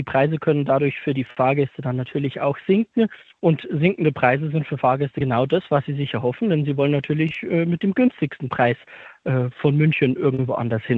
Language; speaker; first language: German; native; German